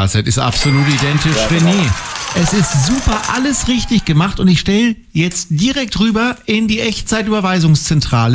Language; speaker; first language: German; native; German